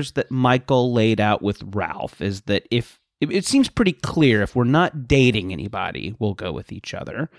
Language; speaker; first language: English; native; English